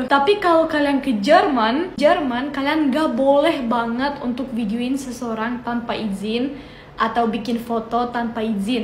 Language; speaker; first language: Indonesian; non-native, fluent; German